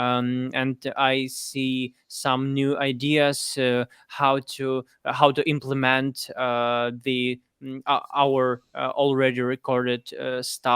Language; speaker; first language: English; non-native, fluent; Russian